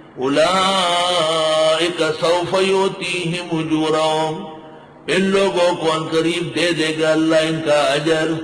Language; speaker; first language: Urdu; non-native, local second language; Pashto